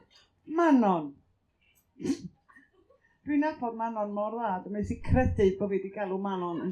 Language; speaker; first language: Welsh; native; Welsh